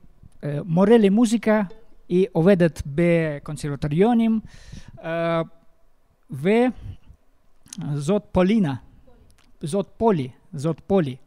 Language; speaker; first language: Hebrew; non-native, learner; Russian